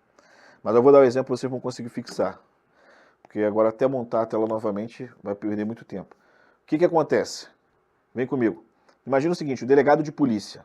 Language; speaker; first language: Portuguese; native; Portuguese